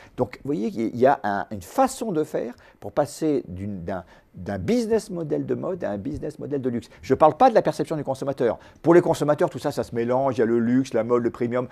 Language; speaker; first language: French; native; French